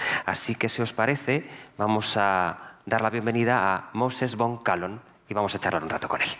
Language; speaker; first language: Spanish; native; Spanish